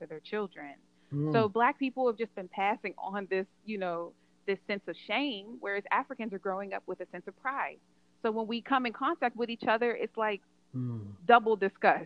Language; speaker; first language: English; native; English